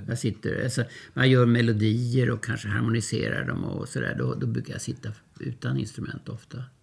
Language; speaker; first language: Swedish; early bilingual, other home language; German